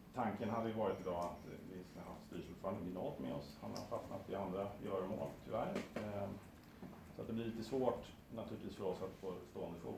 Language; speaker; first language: Swedish; native; Swedish